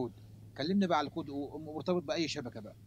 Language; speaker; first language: Arabic; native; Arabic